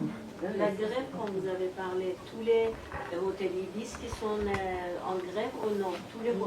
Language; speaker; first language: French; non-native, learner; Persian